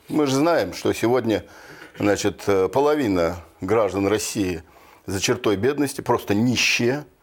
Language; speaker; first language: Russian; native; Russian